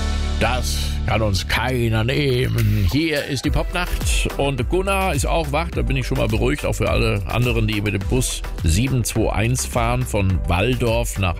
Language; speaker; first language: German; native; German